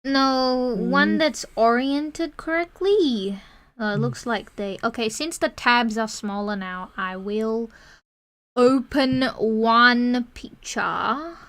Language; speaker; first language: English; native; English